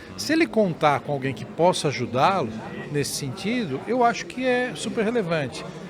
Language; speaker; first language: Portuguese; native; Portuguese